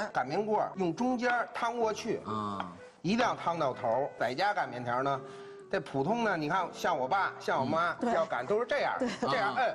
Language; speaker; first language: Chinese; native; Chinese